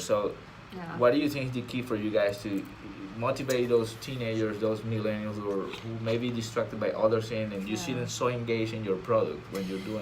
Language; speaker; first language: English; non-native, fluent; Spanish